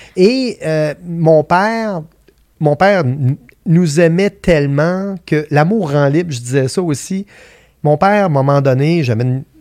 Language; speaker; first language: French; native; French